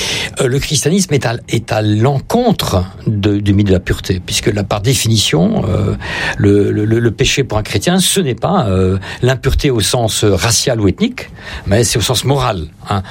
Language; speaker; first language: French; native; French